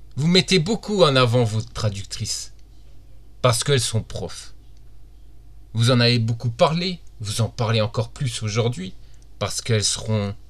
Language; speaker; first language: French; native; French